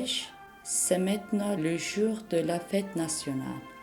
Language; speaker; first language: French; non-native, learner; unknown